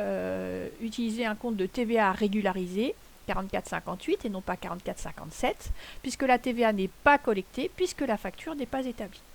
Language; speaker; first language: French; native; French